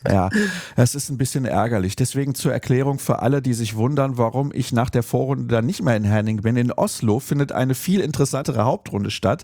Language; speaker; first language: German; native; German